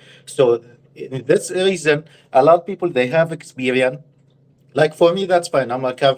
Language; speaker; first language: English; non-native, learner; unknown